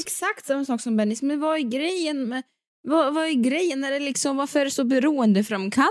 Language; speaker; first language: Swedish; native; Swedish